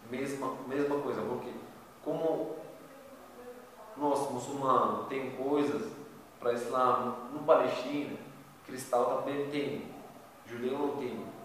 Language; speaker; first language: Portuguese; non-native, learner; Arabic